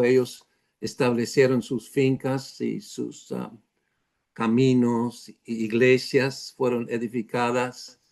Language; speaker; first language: Spanish; non-native, fluent; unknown